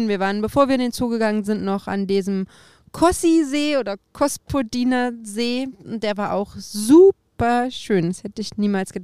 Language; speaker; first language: German; native; German